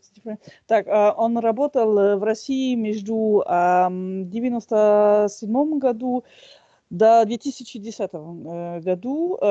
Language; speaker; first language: Russian; non-native, fluent; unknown